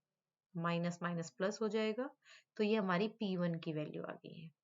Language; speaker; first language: Hindi; native; Hindi